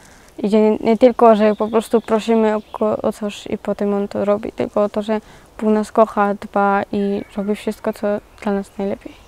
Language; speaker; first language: Polish; early bilingual, other home language; Georgian